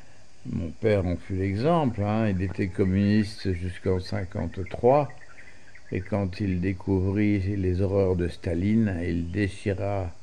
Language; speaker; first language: French; native; French